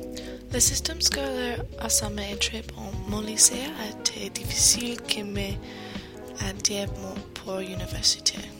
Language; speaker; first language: French; non-native, learner; English